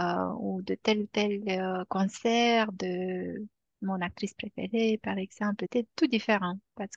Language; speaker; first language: French; non-native, fluent; Romanian